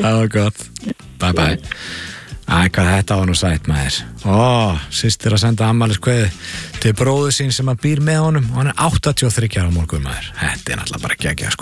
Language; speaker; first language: Icelandic; native; Icelandic